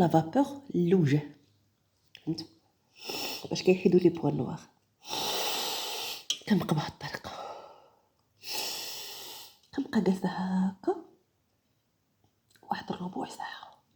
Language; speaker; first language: Arabic; native; Arabic